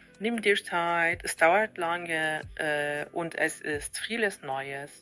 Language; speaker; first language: German; non-native, fluent; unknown